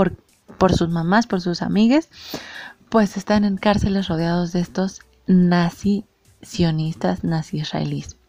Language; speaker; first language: Spanish; native; Spanish